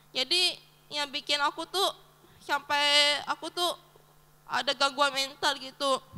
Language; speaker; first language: Indonesian; early bilingual, other home language; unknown